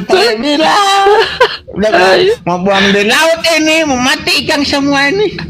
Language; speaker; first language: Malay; non-native, local second language; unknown